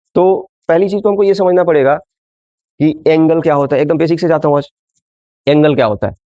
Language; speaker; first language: Hindi; non-native, local second language; Bangla